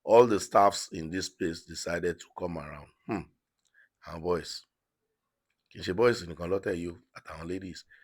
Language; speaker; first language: English; non-native, local second language; Yoruba